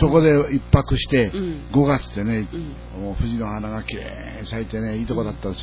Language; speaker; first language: Japanese; native; Japanese